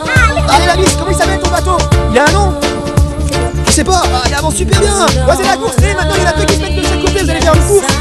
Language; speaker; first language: French; native; French